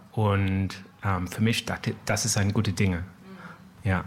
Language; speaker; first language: German; non-native, learner; French